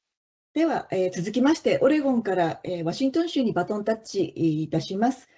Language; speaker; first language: Japanese; native; Japanese